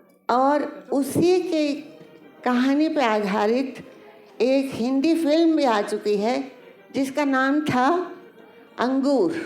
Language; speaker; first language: Hindi; native; Hindi